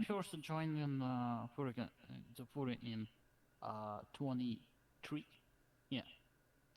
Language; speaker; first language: English; non-native, learner; Russian